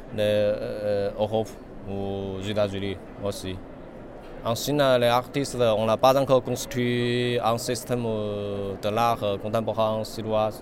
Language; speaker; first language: French; non-native, learner; Chinese